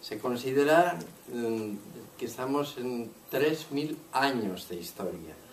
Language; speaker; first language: Spanish; non-native, local second language; Catalan